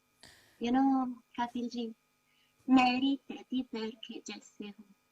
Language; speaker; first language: Hindi; non-native, learner; Italian